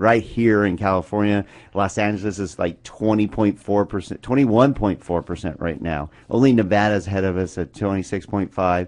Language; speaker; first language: English; native; English